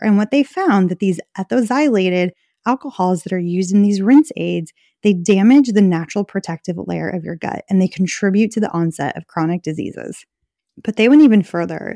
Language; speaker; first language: English; native; English